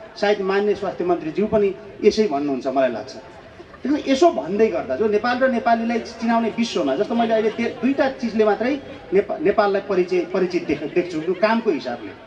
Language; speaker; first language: Nepali; native; Nepali